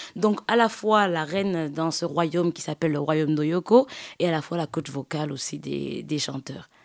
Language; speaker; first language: French; early bilingual, other home language; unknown